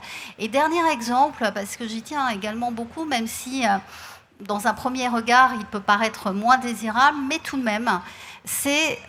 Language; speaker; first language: French; native; French